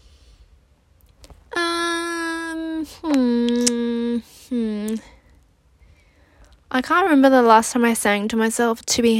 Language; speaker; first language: English; native; English